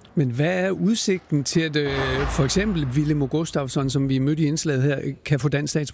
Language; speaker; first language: Danish; native; Danish